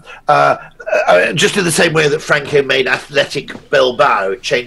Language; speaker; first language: English; native; English